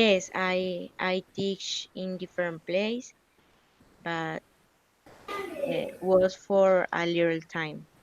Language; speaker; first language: English; non-native, learner; Spanish